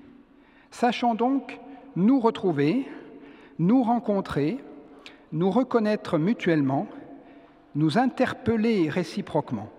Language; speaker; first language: French; native; French